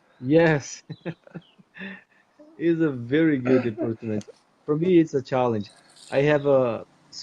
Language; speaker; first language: English; non-native, fluent; Portuguese